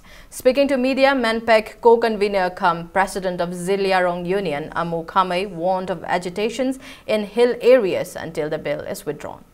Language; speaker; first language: English; non-native, local second language; Manipuri